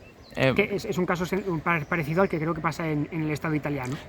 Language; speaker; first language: Spanish; native; Spanish